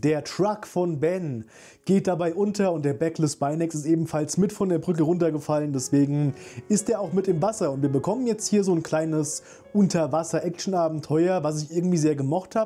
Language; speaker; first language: German; native; German